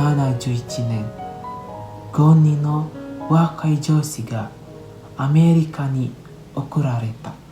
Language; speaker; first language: Japanese; non-native, learner; Indonesian